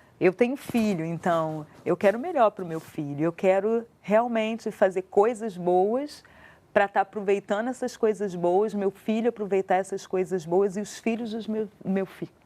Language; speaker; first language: Portuguese; native; Portuguese